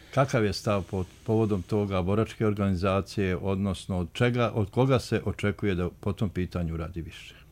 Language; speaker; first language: Bosnian; native; Bosnian